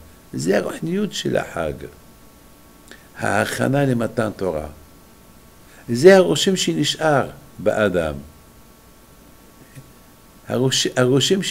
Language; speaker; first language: Hebrew; non-native, fluent; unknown